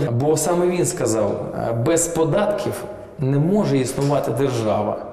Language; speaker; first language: Ukrainian; non-native, local second language; Russian